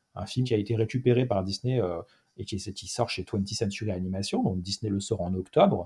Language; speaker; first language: French; native; French